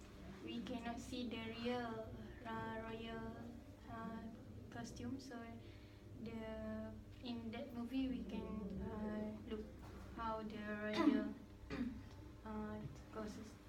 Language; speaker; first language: English; non-native, learner; Malay